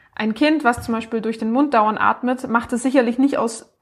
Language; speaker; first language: German; native; German